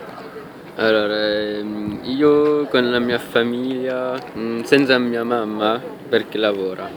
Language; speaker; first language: Italian; non-native, learner; French